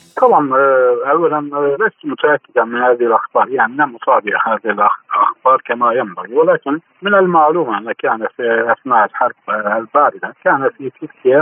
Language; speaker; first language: Arabic; non-native, fluent; Turkish